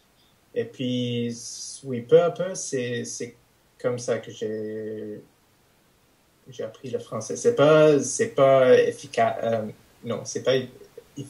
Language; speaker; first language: French; non-native, fluent; English